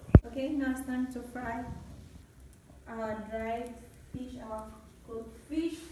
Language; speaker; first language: English; non-native, learner; Portuguese